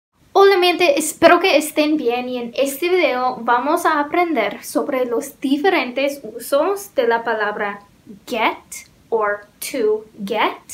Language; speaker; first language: Spanish; non-native, learner; English